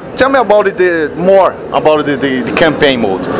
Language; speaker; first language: English; non-native, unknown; Portuguese